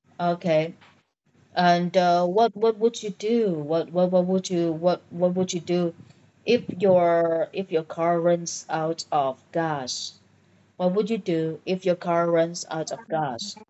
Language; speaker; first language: English; non-native, fluent; Vietnamese